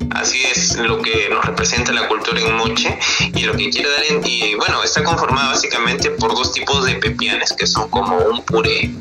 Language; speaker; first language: Spanish; native; Spanish